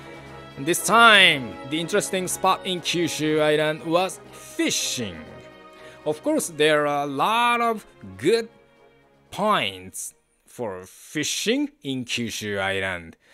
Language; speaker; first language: English; non-native, learner; Japanese